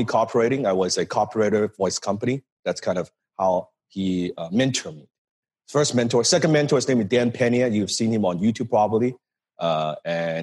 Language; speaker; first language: English; non-native, local second language; Cantonese